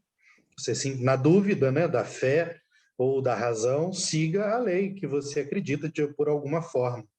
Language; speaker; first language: Portuguese; native; Portuguese